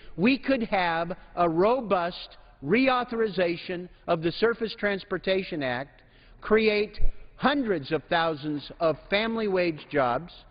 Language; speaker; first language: English; native; English